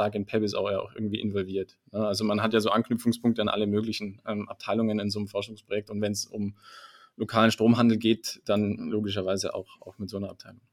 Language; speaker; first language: German; native; German